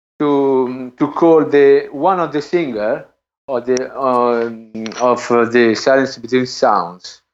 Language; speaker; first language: English; non-native, learner; Italian